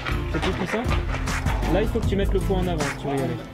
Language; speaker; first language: French; native; French